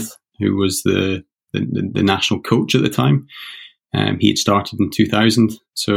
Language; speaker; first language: English; native; English